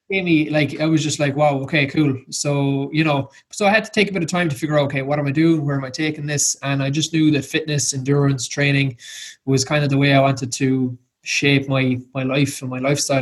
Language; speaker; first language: English; native; English